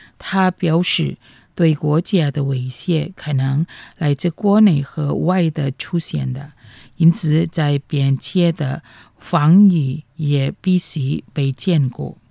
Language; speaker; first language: Chinese; non-native, fluent; Indonesian